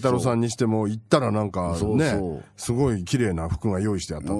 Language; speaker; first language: Japanese; native; Japanese